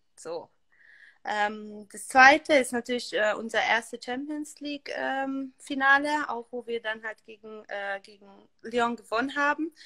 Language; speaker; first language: German; non-native, fluent; Hungarian